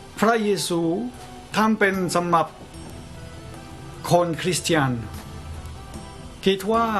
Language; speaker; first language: Thai; non-native, fluent; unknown